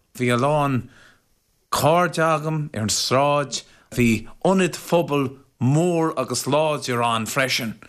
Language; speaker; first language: Irish; non-native, local second language; English